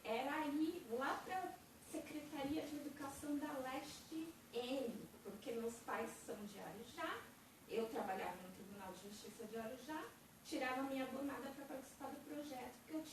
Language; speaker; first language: Portuguese; native; Portuguese